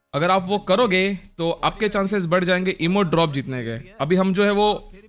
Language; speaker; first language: Hindi; non-native, local second language; Marathi